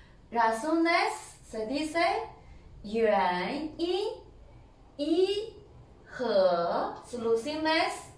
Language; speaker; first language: Spanish; non-native, learner; Chinese